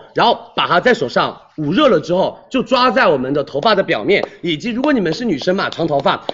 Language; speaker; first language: Chinese; native; Chinese